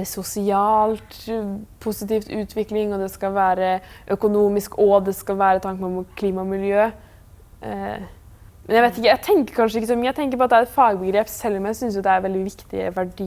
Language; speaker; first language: Norwegian; native; Norwegian